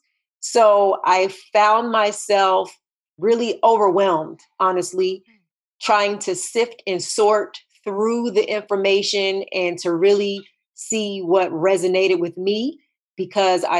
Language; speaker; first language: English; native; English